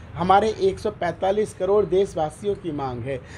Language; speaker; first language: Hindi; native; Hindi